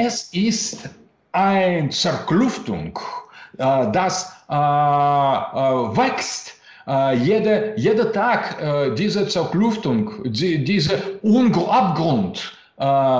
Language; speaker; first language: German; non-native, learner; Russian